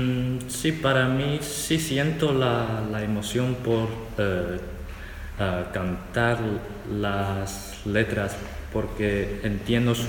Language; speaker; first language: Spanish; non-native, learner; Chinese